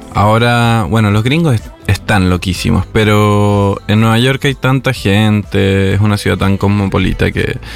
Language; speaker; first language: Spanish; native; Spanish